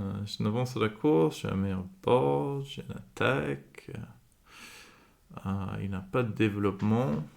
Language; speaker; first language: French; non-native, fluent; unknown